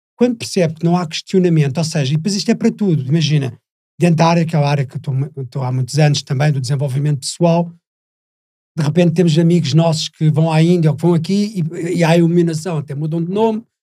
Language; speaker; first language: Portuguese; native; Portuguese